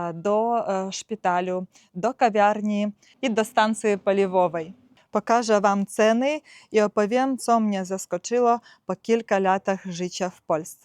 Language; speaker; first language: Polish; non-native, learner; Russian